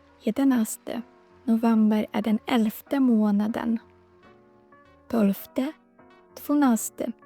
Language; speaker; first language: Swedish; non-native, fluent; Polish